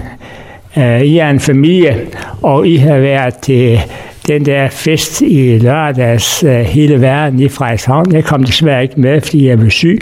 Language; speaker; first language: Danish; native; Danish